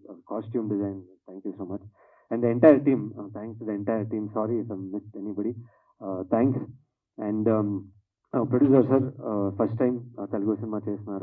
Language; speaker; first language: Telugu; non-native, learner; Kannada